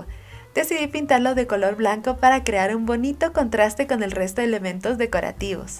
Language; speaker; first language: Spanish; native; Spanish